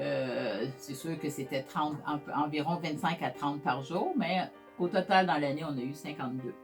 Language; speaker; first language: French; native; French